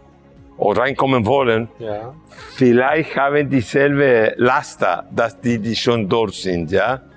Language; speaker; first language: German; non-native, fluent; Spanish